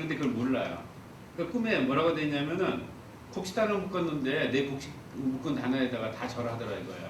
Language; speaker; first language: Korean; native; Korean